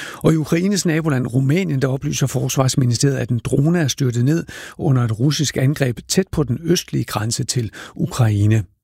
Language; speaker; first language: Danish; native; Danish